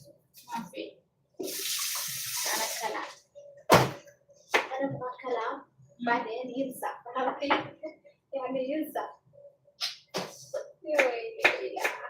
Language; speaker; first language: Arabic; non-native, learner; Tigrinya